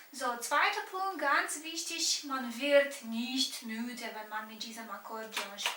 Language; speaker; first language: German; non-native, fluent; Romanian